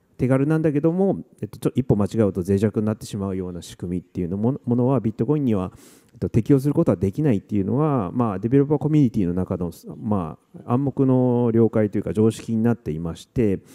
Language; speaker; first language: Japanese; native; Japanese